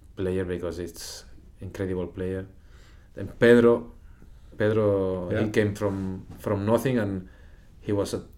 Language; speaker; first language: English; non-native, fluent; Spanish